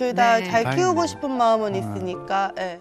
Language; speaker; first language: Korean; native; Korean